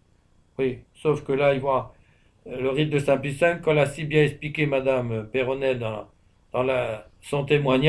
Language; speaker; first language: French; native; French